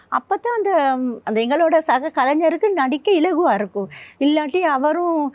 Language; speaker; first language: Tamil; native; Tamil